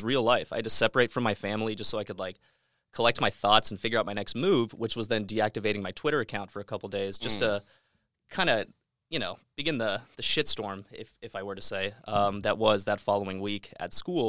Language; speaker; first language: English; native; English